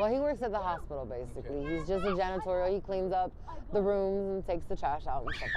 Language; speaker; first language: English; native; English